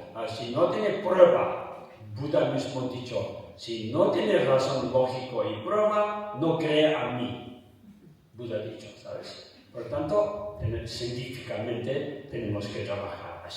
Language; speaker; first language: Spanish; non-native, fluent; Tibetan